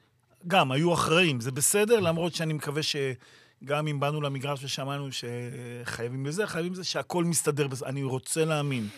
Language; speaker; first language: Hebrew; native; Hebrew